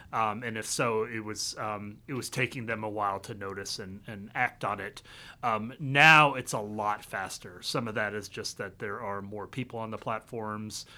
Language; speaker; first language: English; early bilingual, other home language; Vietnamese